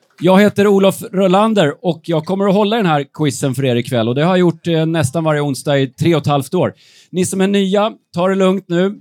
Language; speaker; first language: Swedish; native; Swedish